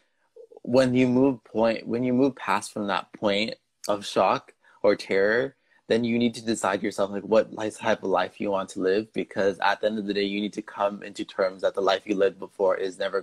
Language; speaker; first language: English; native; English